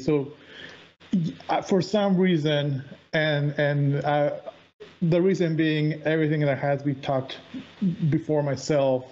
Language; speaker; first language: English; native; English